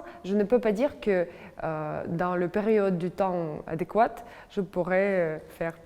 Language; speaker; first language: French; non-native, fluent; Russian